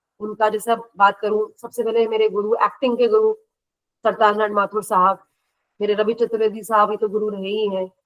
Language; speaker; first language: Hindi; native; Hindi